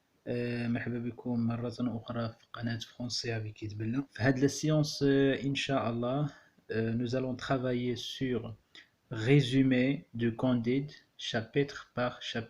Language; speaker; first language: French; non-native, local second language; Arabic